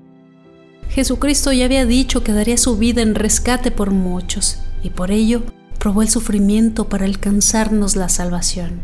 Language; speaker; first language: Spanish; native; Spanish